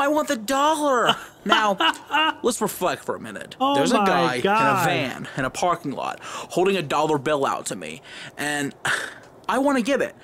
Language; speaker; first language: English; native; English